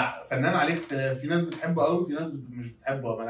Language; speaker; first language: Arabic; native; Arabic